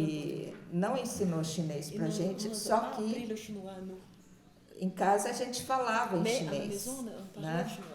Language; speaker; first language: Portuguese; early bilingual, other home language; Chinese